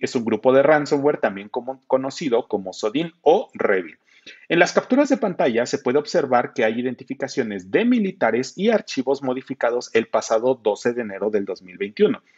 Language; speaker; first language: Spanish; native; Spanish